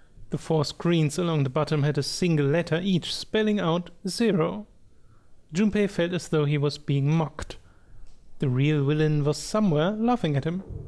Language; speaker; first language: English; non-native, fluent; German